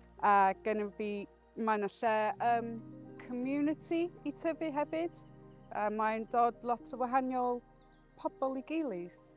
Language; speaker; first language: Welsh; non-native, learner; English